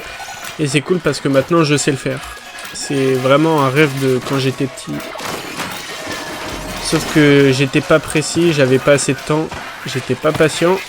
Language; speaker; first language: French; native; French